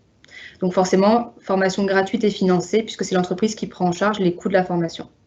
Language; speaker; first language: French; native; French